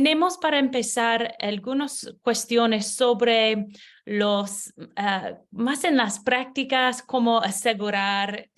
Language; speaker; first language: Spanish; non-native, learner; English